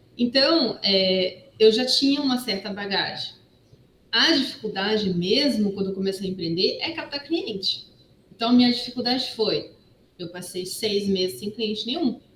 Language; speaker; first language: Portuguese; non-native, fluent; French